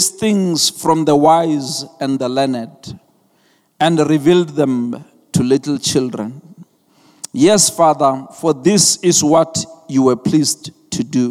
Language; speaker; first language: English; non-native, local second language; Venda